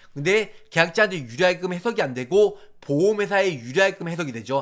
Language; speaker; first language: Korean; native; Korean